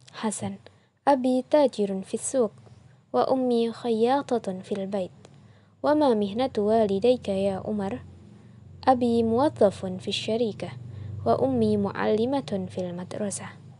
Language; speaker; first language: Arabic; non-native, fluent; Indonesian